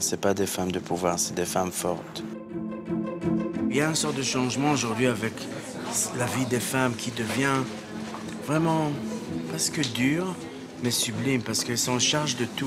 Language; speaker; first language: French; non-native, fluent; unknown